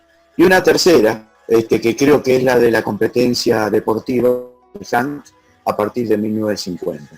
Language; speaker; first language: Spanish; native; Spanish